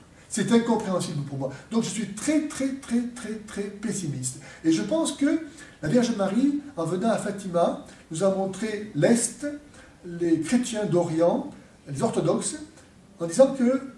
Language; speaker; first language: French; native; French